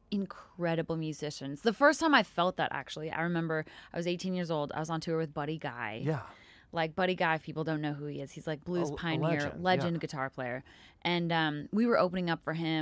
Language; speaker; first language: English; native; English